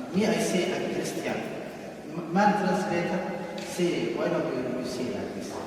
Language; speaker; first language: English; non-native, learner; Somali